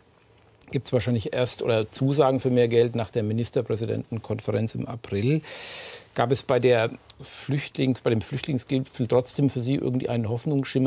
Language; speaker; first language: German; native; German